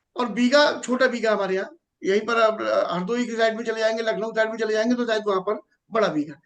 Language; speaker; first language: Hindi; native; Hindi